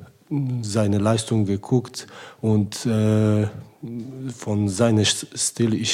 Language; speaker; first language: German; non-native, learner; Polish